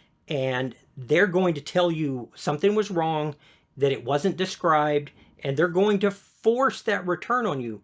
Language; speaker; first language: English; native; English